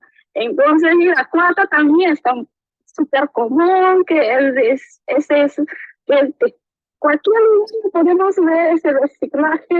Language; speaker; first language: Spanish; non-native, learner; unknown